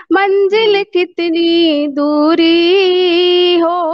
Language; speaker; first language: Hindi; native; Hindi